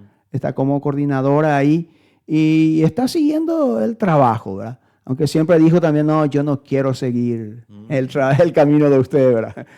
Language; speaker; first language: Spanish; native; Spanish